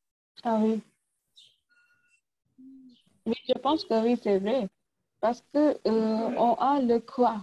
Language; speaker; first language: French; non-native, learner; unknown